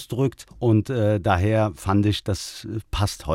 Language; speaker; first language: German; early bilingual, other home language; Turkish